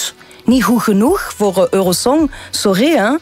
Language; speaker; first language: Dutch; non-native, local second language; French